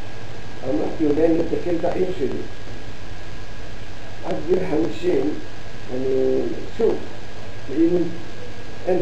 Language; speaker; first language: Hebrew; early bilingual, other home language; Arabic